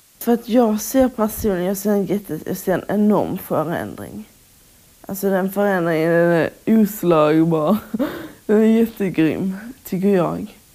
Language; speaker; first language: Swedish; native; Swedish